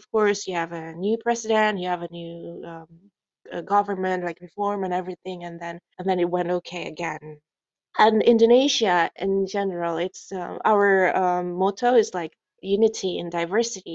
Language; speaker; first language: English; non-native, fluent; Indonesian